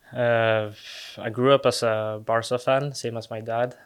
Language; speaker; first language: English; non-native, fluent; Norwegian